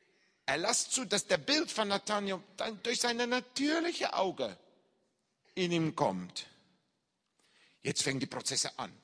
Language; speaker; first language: German; non-native, fluent; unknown